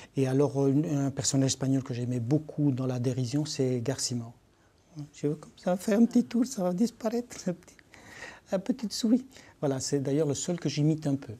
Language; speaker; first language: French; early bilingual, other home language; Spanish